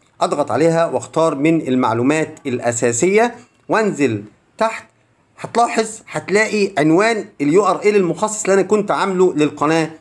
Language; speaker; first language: Arabic; native; Arabic